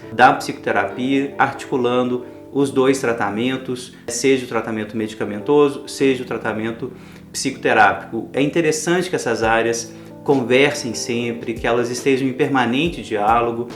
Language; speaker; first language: Portuguese; native; Portuguese